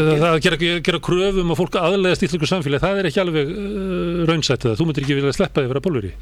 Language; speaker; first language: Icelandic; native; Icelandic